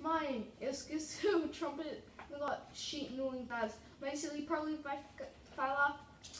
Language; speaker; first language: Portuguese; early bilingual, heritage; English